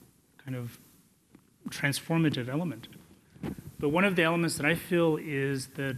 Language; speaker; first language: English; non-native, local second language; Tibetan